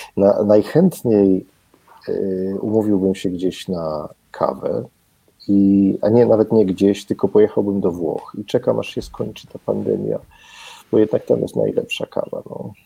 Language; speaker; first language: Polish; native; Polish